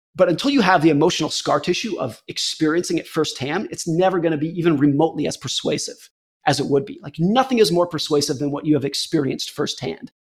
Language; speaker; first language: English; native; English